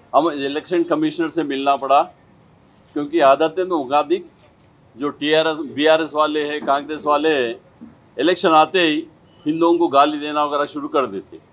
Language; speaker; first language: Hindi; non-native, local second language; Telugu